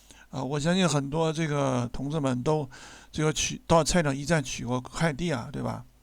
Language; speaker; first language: Chinese; native; Chinese